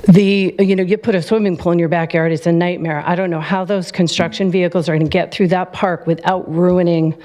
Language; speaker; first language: English; native; English